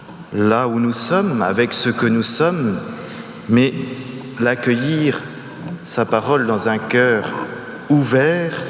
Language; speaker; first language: French; native; French